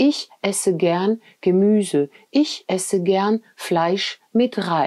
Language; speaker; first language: German; non-native, fluent; French